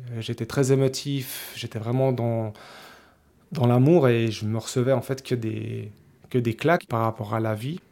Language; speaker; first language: French; early bilingual, other home language; Spanish